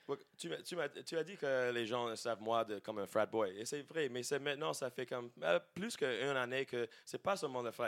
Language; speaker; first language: French; non-native, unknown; English